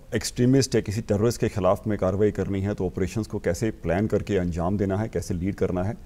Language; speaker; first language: Hindi; native; Hindi